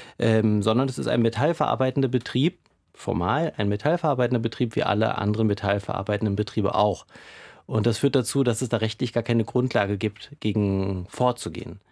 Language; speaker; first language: German; native; German